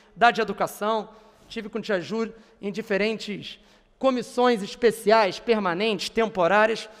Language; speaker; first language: Portuguese; native; Portuguese